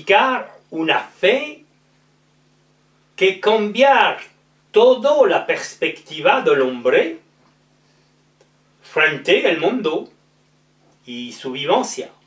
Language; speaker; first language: Spanish; non-native, learner; French